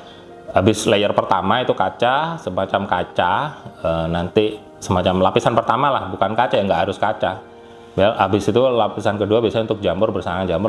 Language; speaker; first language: Indonesian; native; Indonesian